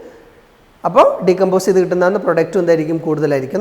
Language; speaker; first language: Malayalam; native; Malayalam